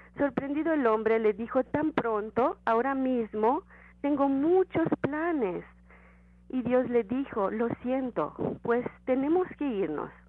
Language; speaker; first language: Spanish; non-native, fluent; Romanian